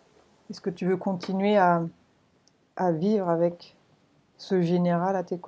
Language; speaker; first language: French; native; French